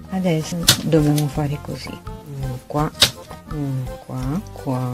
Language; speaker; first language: Italian; non-native, fluent; Portuguese